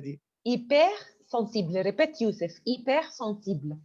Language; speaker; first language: French; non-native, fluent; Arabic